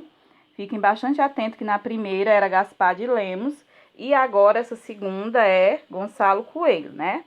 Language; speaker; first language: Portuguese; native; Portuguese